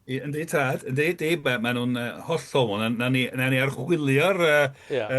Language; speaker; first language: Welsh; non-native, fluent; English